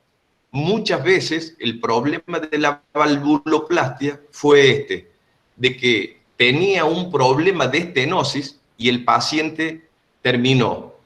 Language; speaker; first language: Spanish; native; Spanish